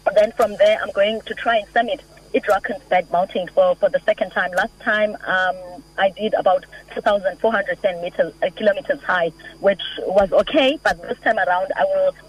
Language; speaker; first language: English; non-native, local second language; Xhosa